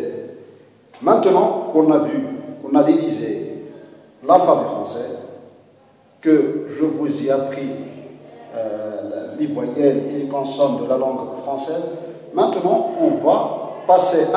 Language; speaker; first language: French; non-native, local second language; Arabic